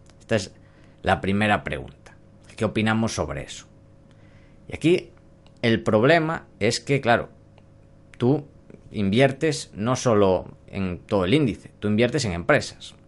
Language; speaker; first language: Spanish; native; Spanish